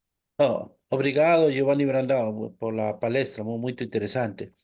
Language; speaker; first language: Spanish; non-native, local second language; Portuguese